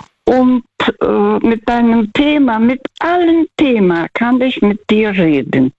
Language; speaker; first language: German; non-native, fluent; Russian